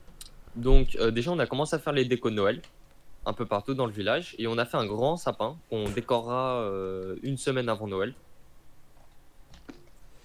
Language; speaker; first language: French; native; French